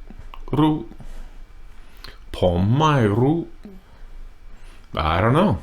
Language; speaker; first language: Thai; non-native, fluent; English